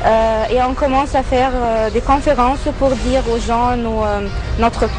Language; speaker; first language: French; non-native, fluent; Arabic